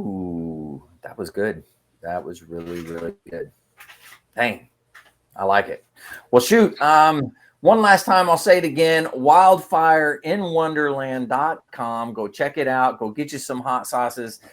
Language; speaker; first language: English; native; English